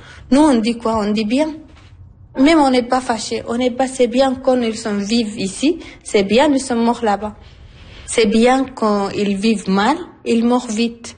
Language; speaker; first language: French; non-native, learner; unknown